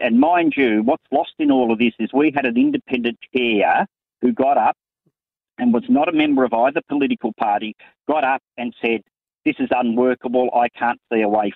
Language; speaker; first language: English; native; English